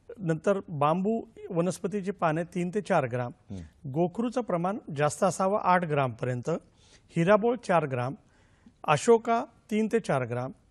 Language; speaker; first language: Marathi; native; Marathi